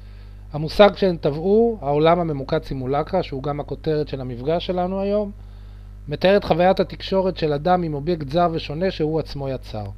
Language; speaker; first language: Hebrew; native; Hebrew